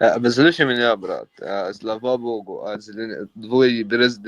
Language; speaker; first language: Russian; non-native, learner; Arabic